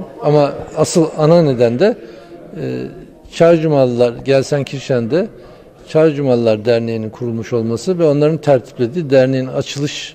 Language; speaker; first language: Turkish; native; Turkish